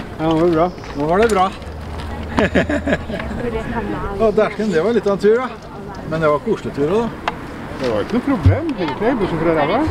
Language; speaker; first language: Norwegian; native; Norwegian